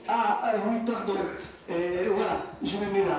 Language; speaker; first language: French; non-native, learner; Turkish